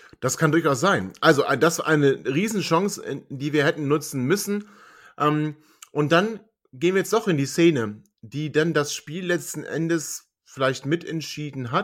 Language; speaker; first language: German; native; German